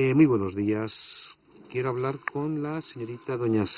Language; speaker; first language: Spanish; native; Spanish